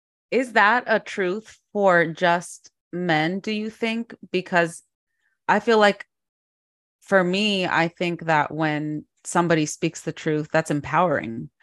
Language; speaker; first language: English; early bilingual, other home language; Spanish